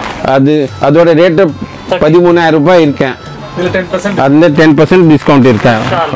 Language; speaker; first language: Tamil; non-native, local second language; Hindi